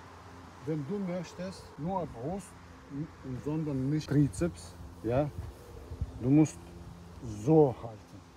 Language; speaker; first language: German; non-native, learner; Chechen